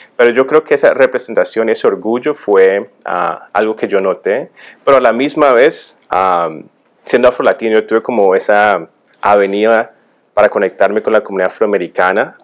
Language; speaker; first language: Spanish; early bilingual, heritage; Spanish